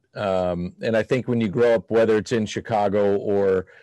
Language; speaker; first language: English; native; English